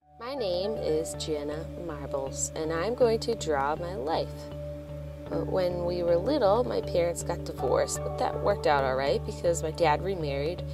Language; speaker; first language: English; native; English